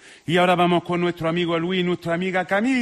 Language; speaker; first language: Spanish; native; Spanish